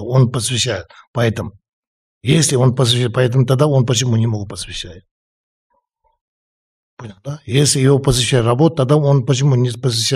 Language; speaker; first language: Russian; non-native, learner; Tibetan